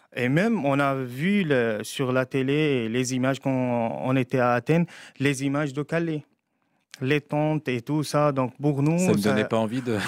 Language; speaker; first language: French; non-native, fluent; Arabic